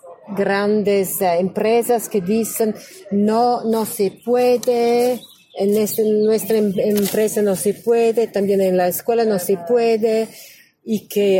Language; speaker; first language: Spanish; non-native, learner; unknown